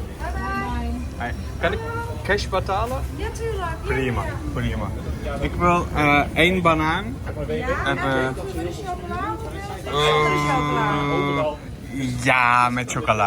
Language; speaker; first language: Dutch; non-native, learner; Turkish